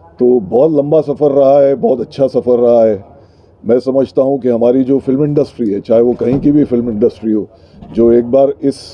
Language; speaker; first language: Hindi; native; Hindi